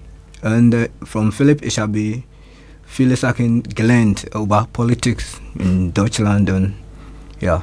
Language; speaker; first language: German; non-native, learner; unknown